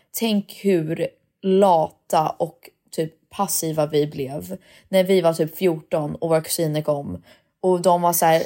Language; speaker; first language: Swedish; early bilingual, heritage; Swedish